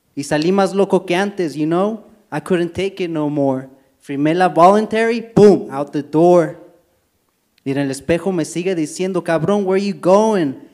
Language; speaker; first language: Spanish; early bilingual, heritage; Spanish